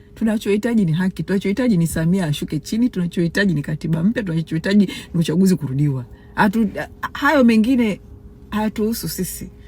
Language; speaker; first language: Swahili; native; Swahili